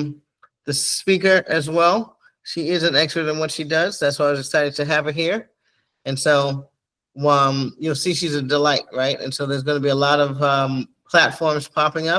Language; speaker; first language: English; native; English